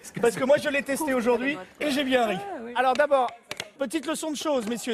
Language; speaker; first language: French; native; French